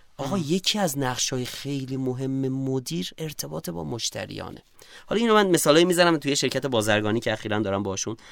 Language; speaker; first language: Persian; native; Persian